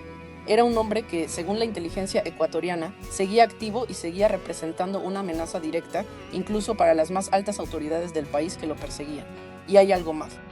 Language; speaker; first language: Spanish; native; Spanish